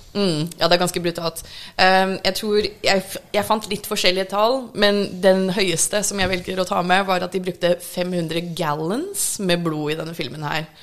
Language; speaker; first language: Norwegian; early bilingual, other home language; English